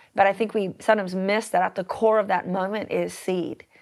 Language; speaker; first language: English; native; English